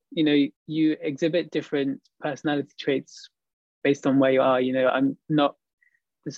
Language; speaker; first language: English; native; English